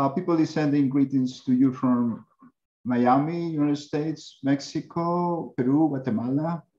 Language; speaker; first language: English; non-native, learner; Spanish